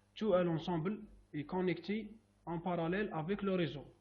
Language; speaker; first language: French; non-native, local second language; Arabic